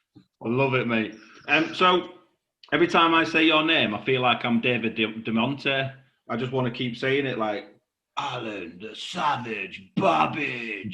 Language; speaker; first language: English; native; English